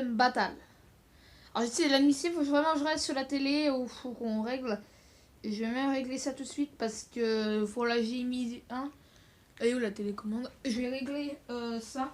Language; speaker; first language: French; native; French